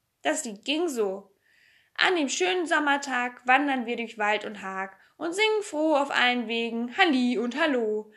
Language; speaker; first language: German; native; German